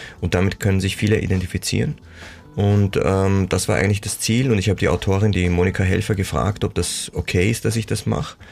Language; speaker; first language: German; early bilingual, other home language; Persian